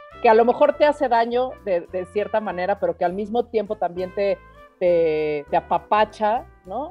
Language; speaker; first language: Spanish; native; Spanish